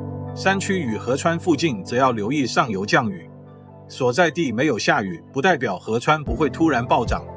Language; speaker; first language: Chinese; native; Chinese